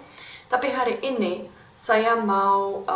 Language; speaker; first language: Indonesian; non-native, fluent; Czech